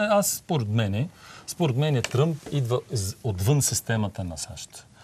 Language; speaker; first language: Bulgarian; non-native, fluent; Arabic